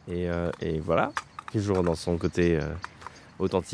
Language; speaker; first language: French; native; French